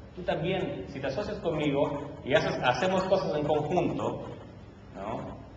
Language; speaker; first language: Spanish; early bilingual, heritage; Spanish